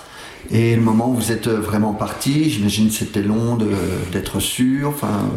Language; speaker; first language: French; native; French